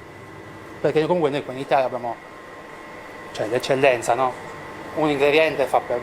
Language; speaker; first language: Italian; native; Italian